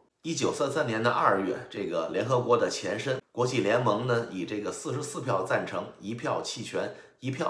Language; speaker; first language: Chinese; native; Chinese